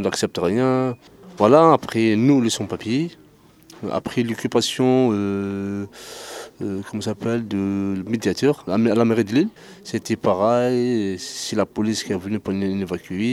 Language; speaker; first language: French; non-native, fluent; Arabic